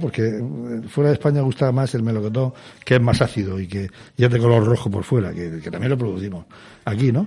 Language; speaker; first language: Spanish; native; Spanish